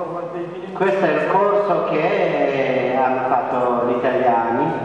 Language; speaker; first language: Italian; non-native, fluent; Central Kurdish